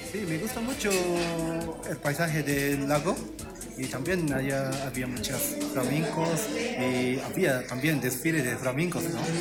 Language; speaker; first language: Spanish; non-native, learner; Japanese